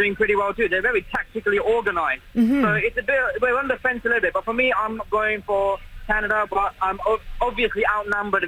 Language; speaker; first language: English; native; English